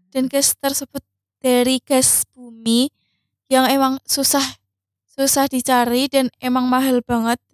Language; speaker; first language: Indonesian; native; Indonesian